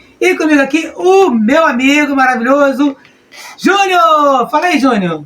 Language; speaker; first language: Portuguese; native; Portuguese